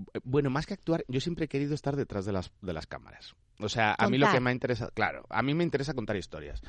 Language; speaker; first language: Spanish; native; Spanish